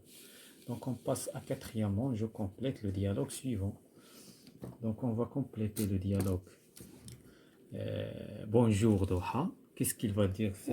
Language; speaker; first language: French; non-native, local second language; Arabic